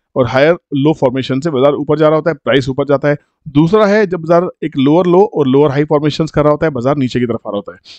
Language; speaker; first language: Hindi; native; Hindi